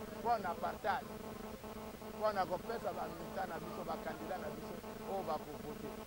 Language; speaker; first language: Lingala; native; Lingala